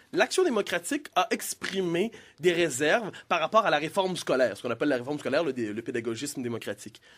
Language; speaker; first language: French; native; French